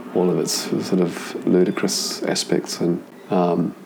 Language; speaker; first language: English; native; English